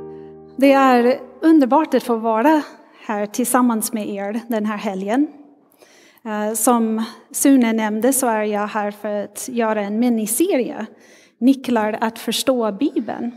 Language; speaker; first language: Swedish; non-native, fluent; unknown